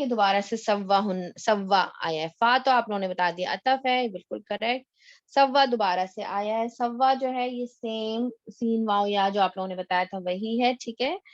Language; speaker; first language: Urdu; native; Urdu